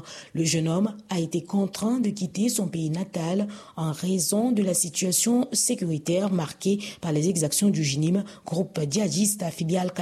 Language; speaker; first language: French; native; French